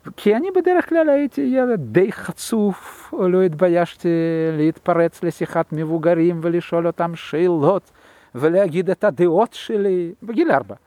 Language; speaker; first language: Hebrew; non-native, fluent; Russian